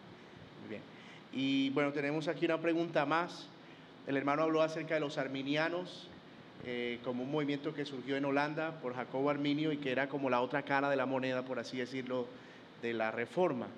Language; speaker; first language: Spanish; native; Spanish